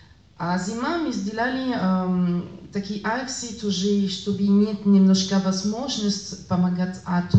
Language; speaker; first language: Russian; non-native, learner; French